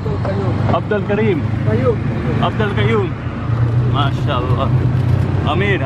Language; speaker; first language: Hindi; early bilingual, heritage; English